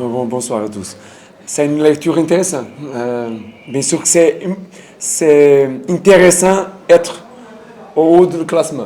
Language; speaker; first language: French; non-native, learner; Portuguese